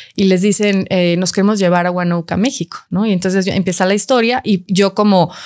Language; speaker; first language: Spanish; native; Spanish